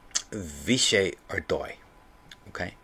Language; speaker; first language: Irish; non-native, learner; English